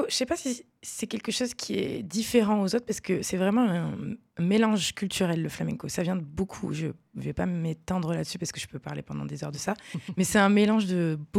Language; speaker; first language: French; native; French